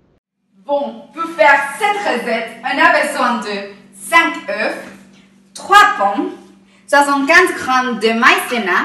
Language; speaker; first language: French; non-native, learner; Spanish